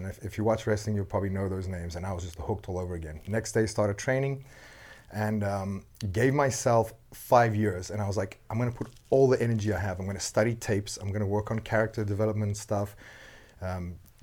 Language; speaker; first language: English; non-native, local second language; Afrikaans